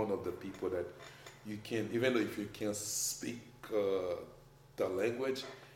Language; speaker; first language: English; non-native, fluent; Haitian Creole